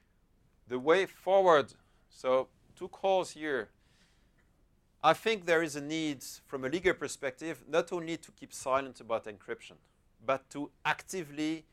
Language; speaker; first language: English; non-native, fluent; French